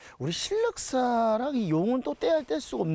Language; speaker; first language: Korean; native; Korean